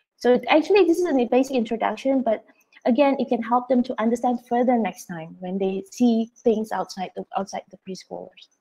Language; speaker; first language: English; non-native, fluent; Indonesian